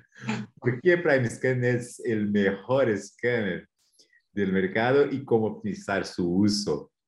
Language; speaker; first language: Spanish; non-native, fluent; Portuguese